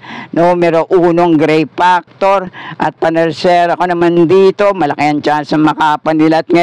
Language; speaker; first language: Filipino; native; Filipino